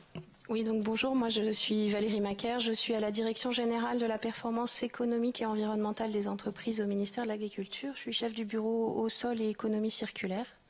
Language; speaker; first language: French; native; French